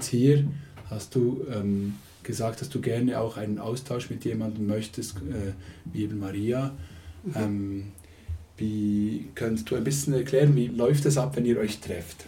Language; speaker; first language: German; native; German